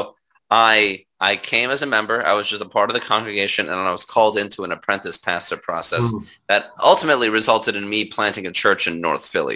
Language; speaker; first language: English; native; English